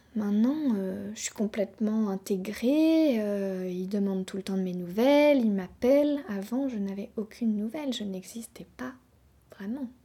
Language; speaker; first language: French; native; French